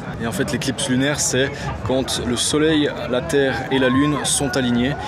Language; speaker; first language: French; native; French